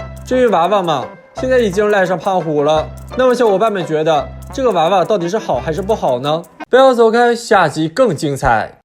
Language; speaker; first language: Chinese; native; Chinese